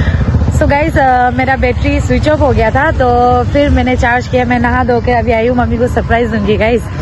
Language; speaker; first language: Hindi; non-native, local second language; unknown